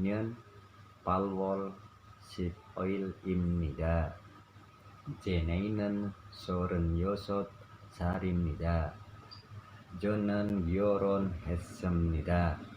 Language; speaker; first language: Korean; non-native, learner; Indonesian